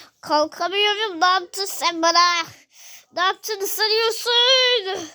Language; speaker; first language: Turkish; native; Turkish